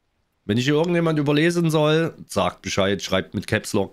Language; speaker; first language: German; native; German